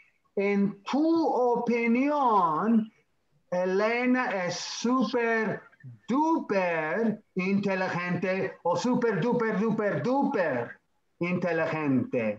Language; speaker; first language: Spanish; non-native, fluent; English